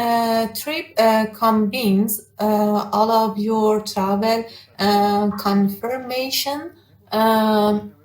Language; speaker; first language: English; non-native, learner; Persian